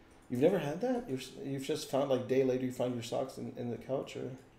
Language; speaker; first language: English; native; English